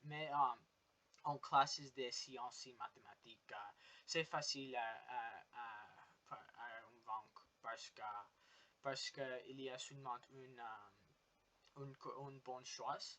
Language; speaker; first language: French; non-native, learner; English